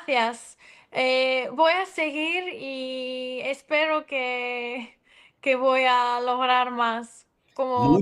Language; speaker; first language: Spanish; non-native, fluent; Greek